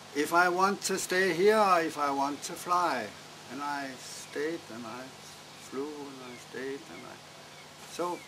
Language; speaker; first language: English; non-native, fluent; Danish